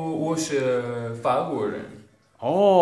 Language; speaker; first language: Chinese; non-native, learner; French